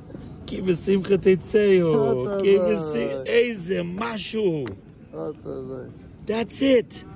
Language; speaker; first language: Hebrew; non-native, learner; English